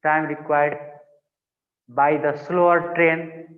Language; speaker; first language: English; non-native, local second language; Nepali